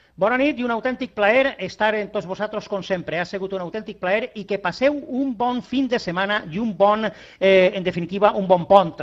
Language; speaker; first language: Catalan; non-native, local second language; Spanish